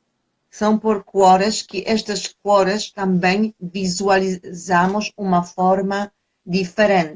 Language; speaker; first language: Portuguese; non-native, fluent; Polish